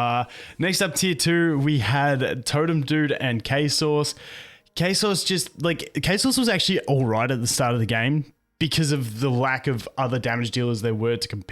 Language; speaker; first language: English; native; English